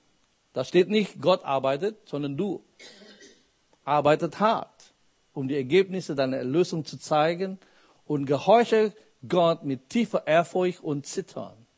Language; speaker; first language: German; non-native, fluent; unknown